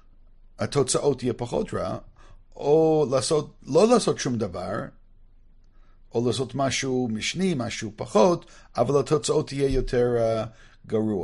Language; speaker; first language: Hebrew; non-native, fluent; English